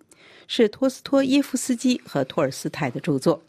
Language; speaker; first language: Chinese; native; Chinese